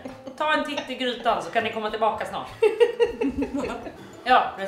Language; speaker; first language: Swedish; native; Swedish